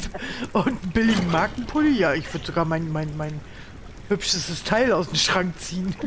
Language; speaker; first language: German; native; German